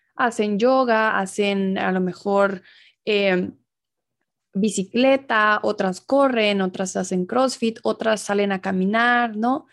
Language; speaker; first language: Spanish; native; Spanish